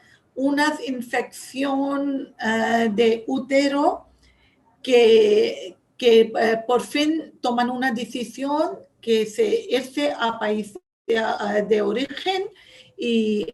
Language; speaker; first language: Spanish; non-native, fluent; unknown